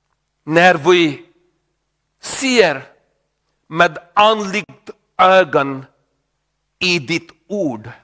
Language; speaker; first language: Swedish; non-native, learner; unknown